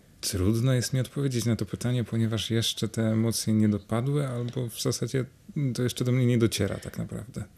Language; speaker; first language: Polish; native; Polish